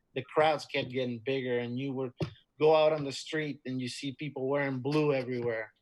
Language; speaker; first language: English; non-native, fluent; Spanish